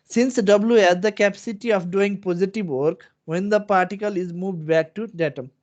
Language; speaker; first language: English; non-native, local second language; Nepali